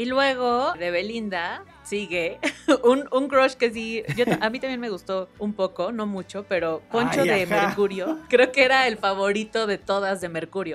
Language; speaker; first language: Spanish; native; Spanish